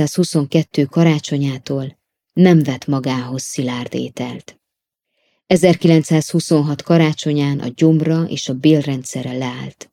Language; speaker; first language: Hungarian; native; Hungarian